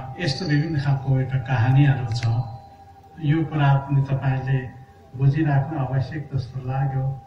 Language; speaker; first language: Nepali; non-native, local second language; Limbu